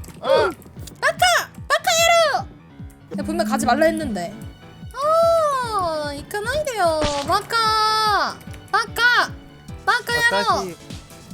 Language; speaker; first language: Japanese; non-native, learner; Korean